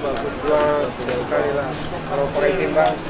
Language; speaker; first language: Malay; non-native, local second language; Banjar